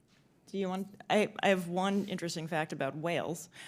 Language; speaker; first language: English; native; English